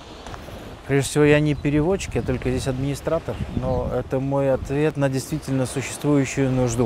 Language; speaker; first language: Russian; native; Russian